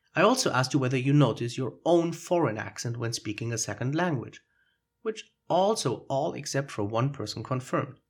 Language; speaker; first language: English; non-native, fluent; German